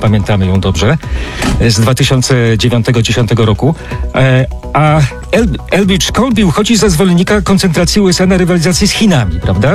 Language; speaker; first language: Polish; native; Polish